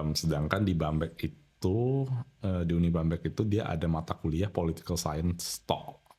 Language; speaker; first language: Indonesian; native; Indonesian